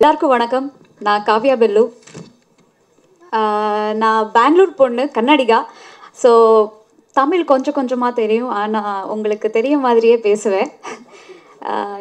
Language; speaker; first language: Tamil; non-native, local second language; Kannada